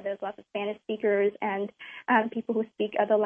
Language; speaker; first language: English; non-native, local second language; Cantonese